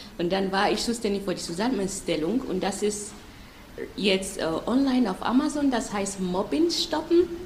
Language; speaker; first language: German; non-native, fluent; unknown